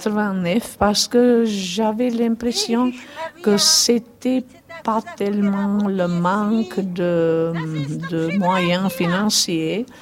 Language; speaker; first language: French; non-native, fluent; Czech